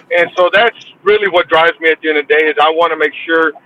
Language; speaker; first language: English; early bilingual, other home language; Spanish